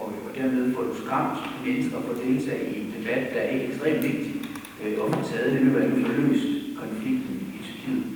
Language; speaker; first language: Danish; native; Danish